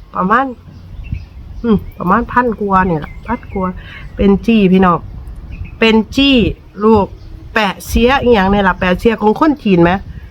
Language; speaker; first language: Thai; native; Thai